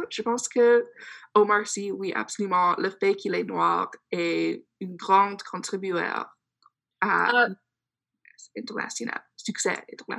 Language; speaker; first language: French; non-native, fluent; English